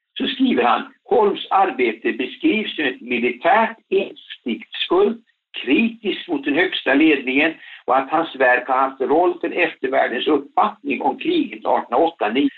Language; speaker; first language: Swedish; native; Swedish